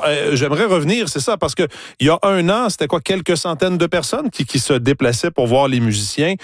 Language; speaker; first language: French; native; French